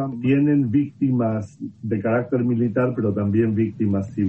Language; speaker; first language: Spanish; native; Spanish